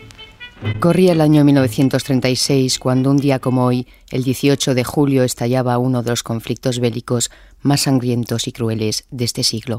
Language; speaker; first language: Spanish; native; Spanish